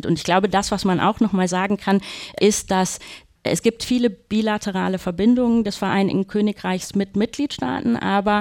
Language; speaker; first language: German; native; German